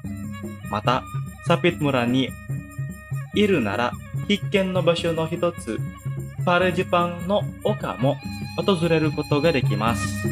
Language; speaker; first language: Japanese; non-native, fluent; Indonesian